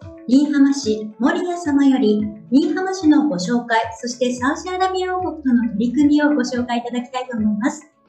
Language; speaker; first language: Japanese; native; Japanese